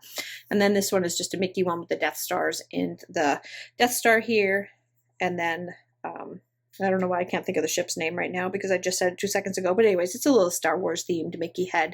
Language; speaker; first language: English; native; English